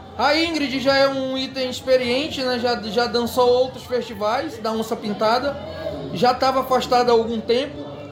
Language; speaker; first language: Portuguese; native; Portuguese